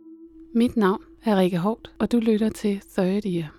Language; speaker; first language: Danish; native; Danish